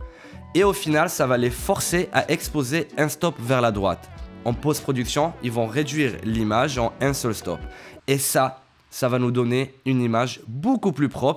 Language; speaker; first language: French; native; French